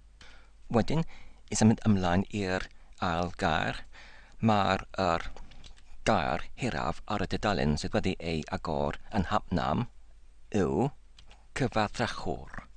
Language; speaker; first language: Welsh; non-native, learner; English